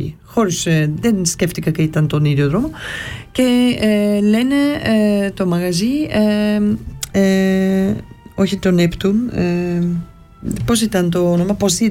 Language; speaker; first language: Greek; early bilingual, heritage; Greek